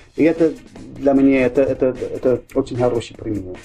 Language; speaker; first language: Russian; non-native, learner; English